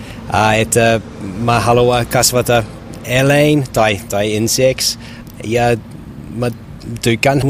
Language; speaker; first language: Finnish; non-native, learner; English